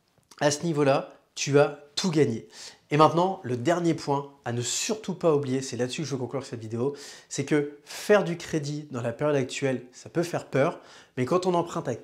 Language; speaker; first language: French; native; French